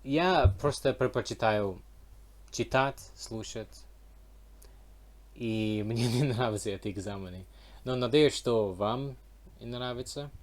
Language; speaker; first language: Russian; non-native, learner; English